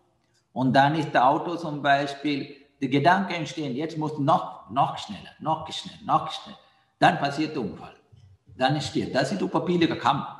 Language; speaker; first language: German; non-native, learner; Sinhala